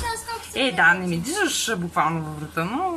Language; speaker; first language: Bulgarian; native; Bulgarian